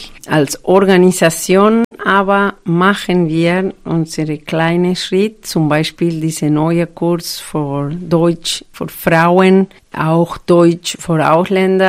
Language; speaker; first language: German; non-native, fluent; Spanish